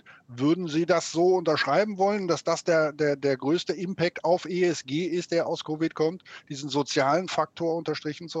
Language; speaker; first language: German; native; German